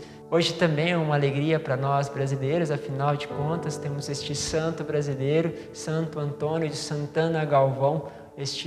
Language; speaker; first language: Portuguese; native; Portuguese